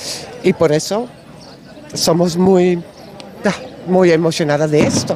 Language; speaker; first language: Spanish; non-native, learner; Dutch